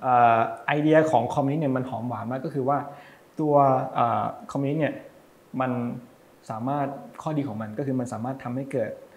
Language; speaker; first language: Thai; native; Thai